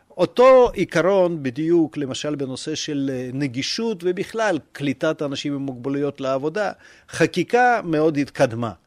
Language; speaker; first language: Hebrew; non-native, fluent; Russian